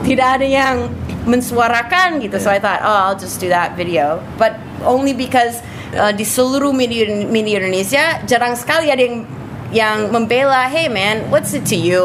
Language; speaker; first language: Indonesian; non-native, fluent; English